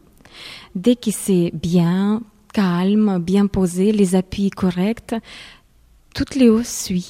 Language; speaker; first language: French; non-native, fluent; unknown